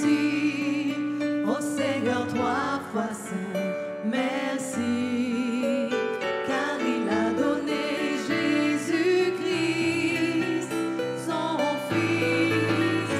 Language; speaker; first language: French; native; French